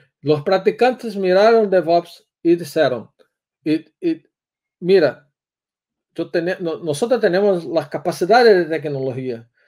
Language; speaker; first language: Spanish; non-native, learner; Portuguese